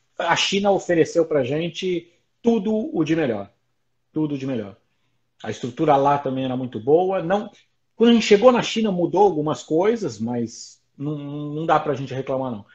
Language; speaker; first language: Portuguese; native; Portuguese